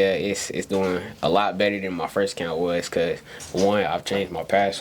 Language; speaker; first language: English; native; English